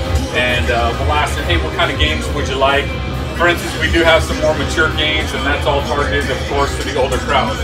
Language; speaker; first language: English; native; English